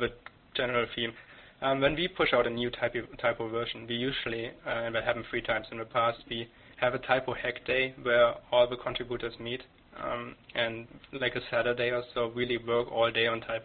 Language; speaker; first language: English; non-native, fluent; German